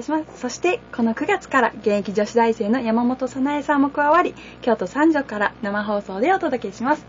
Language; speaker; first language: Japanese; native; Japanese